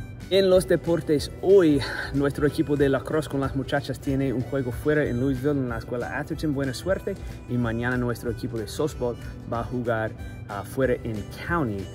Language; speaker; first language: Spanish; non-native, fluent; English